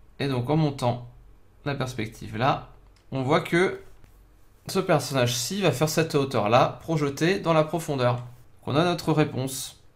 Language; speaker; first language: French; native; French